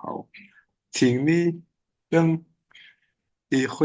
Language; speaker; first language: Chinese; non-native, learner; Indonesian